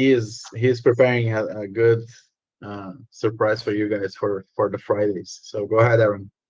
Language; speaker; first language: English; non-native, fluent; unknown